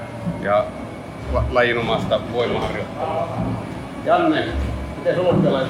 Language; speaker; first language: Finnish; native; Finnish